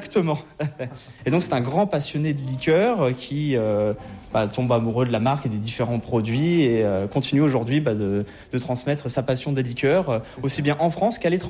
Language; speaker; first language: French; native; French